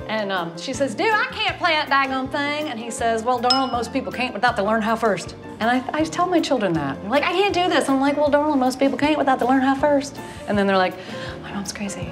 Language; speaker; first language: English; native; English